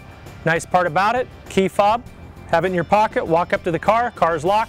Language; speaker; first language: English; native; English